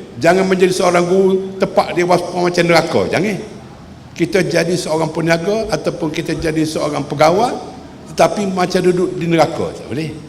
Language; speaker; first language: Malay; native; Malay